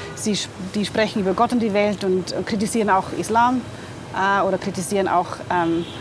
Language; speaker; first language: German; native; German